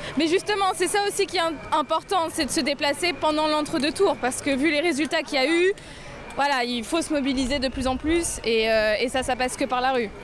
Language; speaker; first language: French; native; French